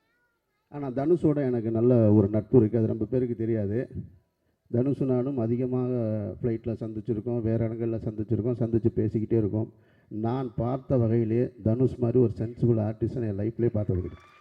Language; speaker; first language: Tamil; native; Tamil